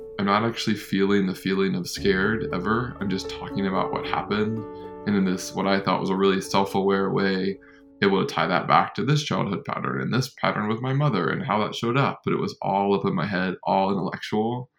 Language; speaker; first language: English; native; English